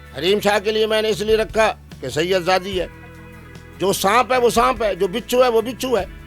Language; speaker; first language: Urdu; non-native, local second language; Saraiki